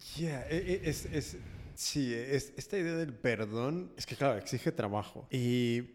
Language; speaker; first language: Spanish; early bilingual, heritage; Spanish